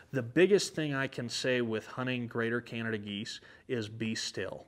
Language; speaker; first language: English; native; English